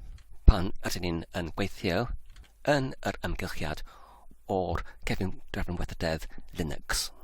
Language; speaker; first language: Welsh; non-native, learner; English